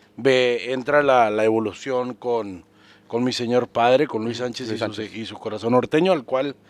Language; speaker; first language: Spanish; native; Spanish